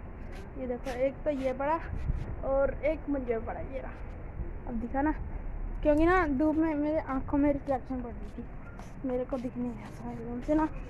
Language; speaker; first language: Hindi; native; Hindi